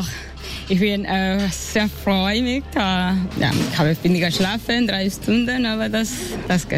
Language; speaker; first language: German; non-native, learner; Spanish